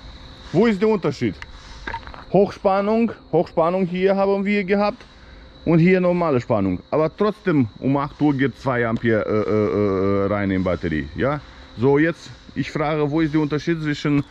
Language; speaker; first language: German; non-native, fluent; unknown